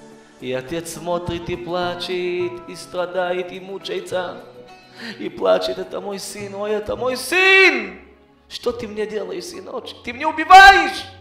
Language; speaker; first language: Russian; early bilingual, heritage; Hebrew